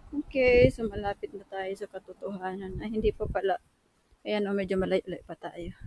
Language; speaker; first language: Filipino; non-native, local second language; Waray